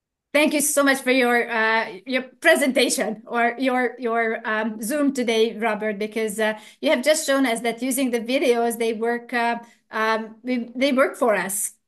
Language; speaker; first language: English; non-native, fluent; Hungarian